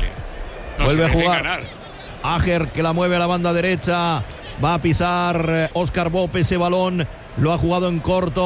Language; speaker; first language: Spanish; native; Spanish